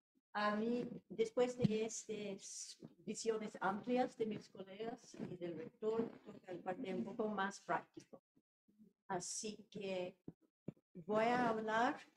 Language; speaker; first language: Spanish; non-native, fluent; English